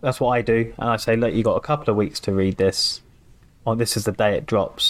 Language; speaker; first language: English; native; English